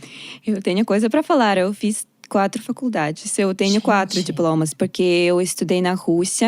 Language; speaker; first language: Portuguese; non-native, learner; Russian